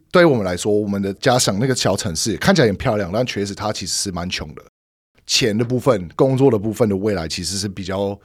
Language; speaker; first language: Chinese; non-native, fluent; English